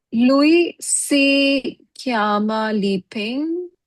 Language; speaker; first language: Italian; non-native, learner; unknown